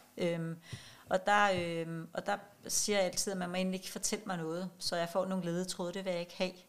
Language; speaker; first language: Danish; non-native, local second language; Kalaallisut